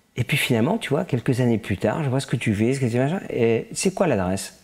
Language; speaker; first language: French; native; French